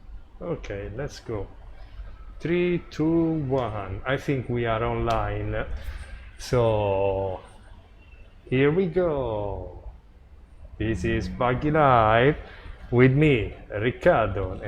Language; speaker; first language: English; non-native, fluent; Italian